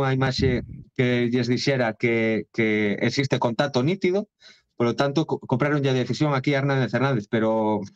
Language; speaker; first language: Spanish; non-native, local second language; Galician